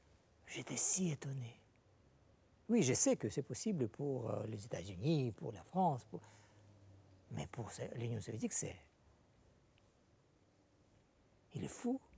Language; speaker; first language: French; non-native, fluent; Russian